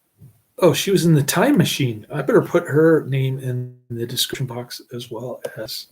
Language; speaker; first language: English; native; English